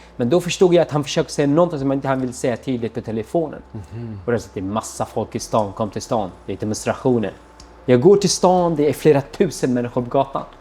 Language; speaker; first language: Swedish; non-native, fluent; Arabic